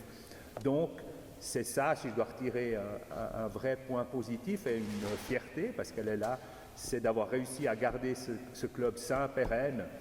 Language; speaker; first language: French; native; French